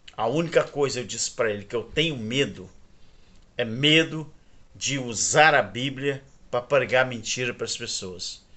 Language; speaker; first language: Portuguese; native; Portuguese